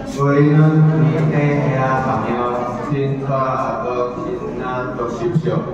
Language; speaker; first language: Korean; non-native, learner; Indonesian